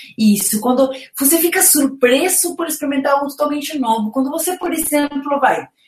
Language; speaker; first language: Portuguese; non-native, fluent; Spanish